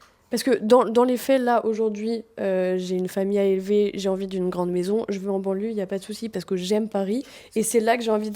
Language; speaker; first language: French; native; French